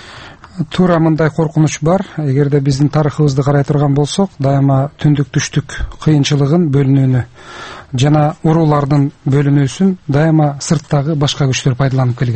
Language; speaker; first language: Kyrgyz; native; Kyrgyz